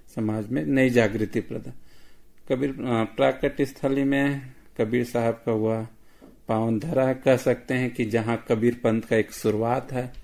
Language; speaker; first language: Hindi; native; Hindi